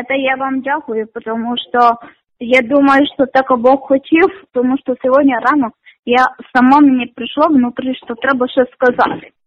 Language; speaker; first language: Ukrainian; non-native, learner; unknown